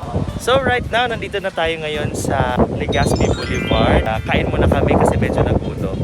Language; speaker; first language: Filipino; non-native, local second language; Bikol